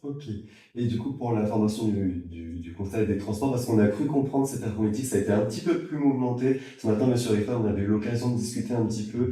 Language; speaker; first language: French; native; French